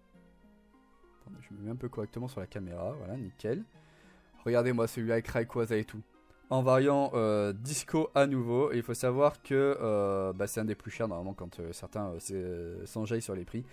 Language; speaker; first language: French; native; French